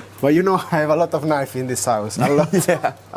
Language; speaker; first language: English; non-native, fluent; Italian